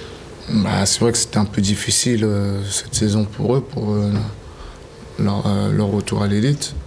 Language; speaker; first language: French; native; French